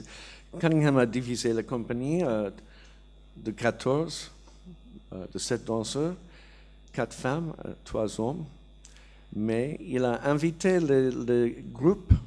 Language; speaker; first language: French; non-native, learner; English